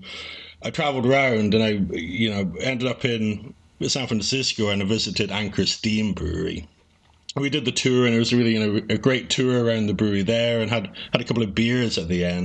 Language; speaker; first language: English; native; English